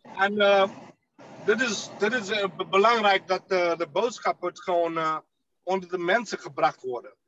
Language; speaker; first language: Dutch; non-native, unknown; Shona